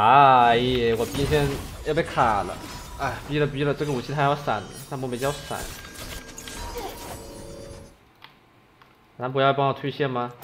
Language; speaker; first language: Chinese; native; Chinese